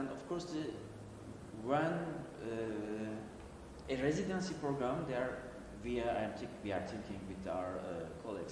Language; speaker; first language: English; non-native, learner; Turkish